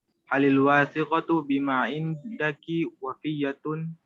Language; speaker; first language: Arabic; non-native, learner; Indonesian